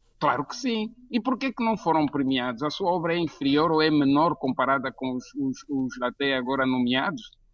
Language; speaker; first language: Portuguese; native; Portuguese